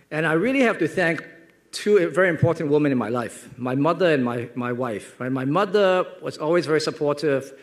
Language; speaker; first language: English; non-native, local second language; Cantonese